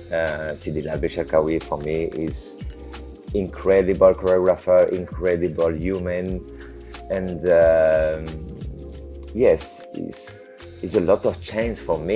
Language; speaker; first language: English; non-native, learner; French